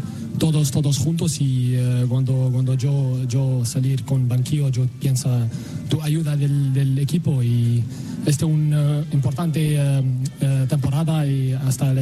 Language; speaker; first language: Spanish; non-native, learner; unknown